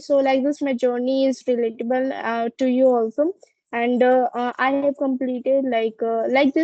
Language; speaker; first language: English; non-native, learner; Hindi